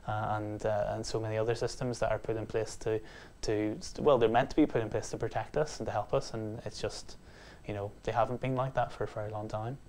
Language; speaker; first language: English; native; English